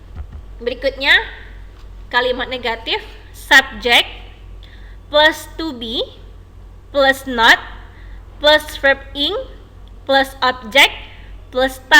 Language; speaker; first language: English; non-native, fluent; Indonesian